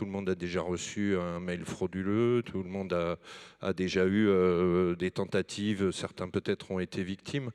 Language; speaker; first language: French; native; French